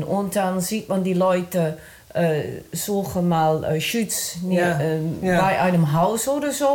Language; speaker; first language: German; non-native, learner; Dutch